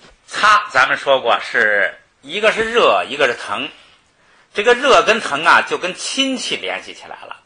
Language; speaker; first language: Chinese; native; Chinese